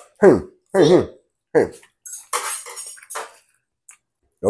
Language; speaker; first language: Spanish; native; Spanish